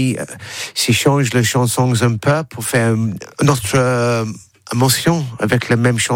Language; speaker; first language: French; non-native, learner; English